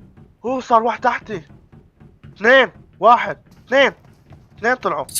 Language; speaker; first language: Arabic; native; Arabic